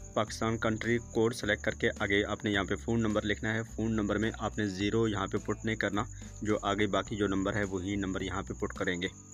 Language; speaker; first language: Urdu; non-native, local second language; Punjabi